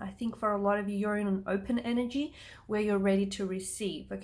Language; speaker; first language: English; native; English